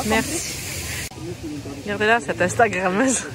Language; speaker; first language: French; native; French